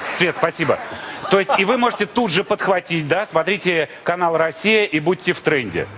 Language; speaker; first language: Russian; native; Russian